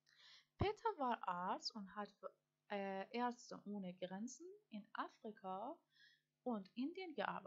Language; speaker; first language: German; non-native, learner; Persian